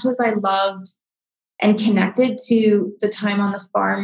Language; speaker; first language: English; native; English